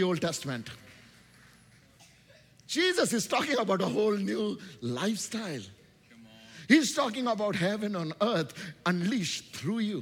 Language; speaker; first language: English; non-native, local second language; Hindi